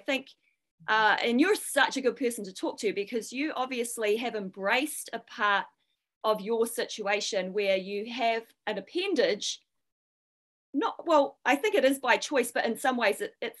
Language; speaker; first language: English; native; English